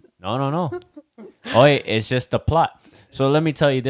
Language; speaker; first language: English; early bilingual, other home language; Spanish